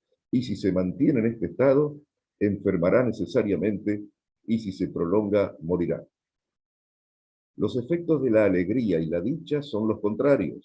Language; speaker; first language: Spanish; native; Spanish